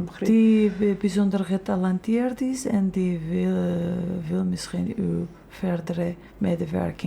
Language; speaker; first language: Dutch; non-native, fluent; Georgian